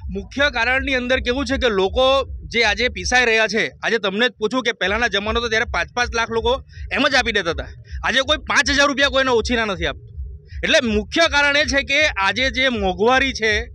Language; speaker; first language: Gujarati; native; Gujarati